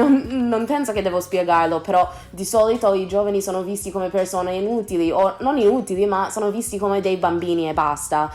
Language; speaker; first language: Italian; non-native, fluent; English